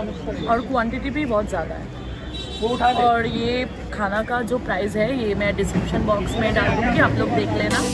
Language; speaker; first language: Hindi; non-native, local second language; Bangla